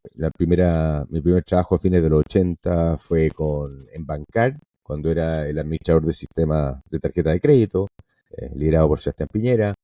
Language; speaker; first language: Spanish; non-native, local second language; English